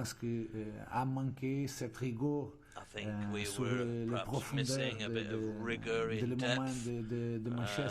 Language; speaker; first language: French; non-native, fluent; Portuguese